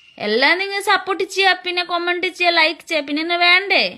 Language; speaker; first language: Malayalam; non-native, learner; Bangla